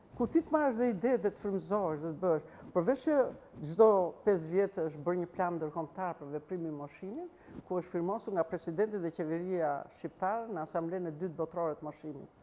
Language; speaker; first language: Albanian; native; Albanian